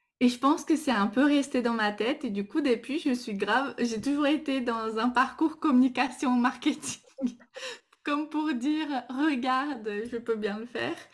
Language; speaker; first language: French; non-native, fluent; Portuguese